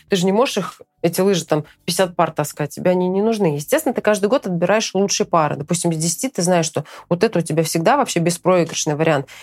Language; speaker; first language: Russian; native; Russian